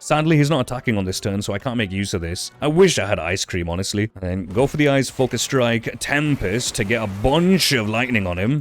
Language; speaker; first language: English; native; English